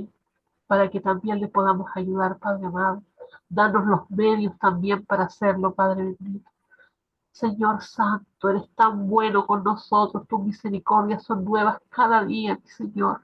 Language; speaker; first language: Spanish; native; Spanish